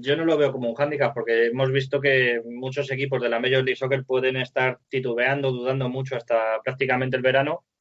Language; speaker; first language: Spanish; native; Spanish